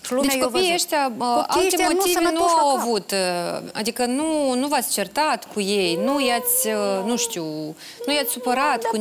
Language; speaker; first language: Romanian; native; Romanian